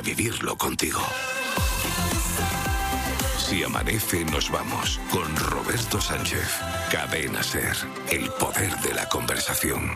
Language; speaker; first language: Spanish; native; Spanish